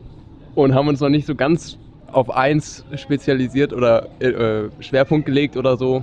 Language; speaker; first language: German; native; German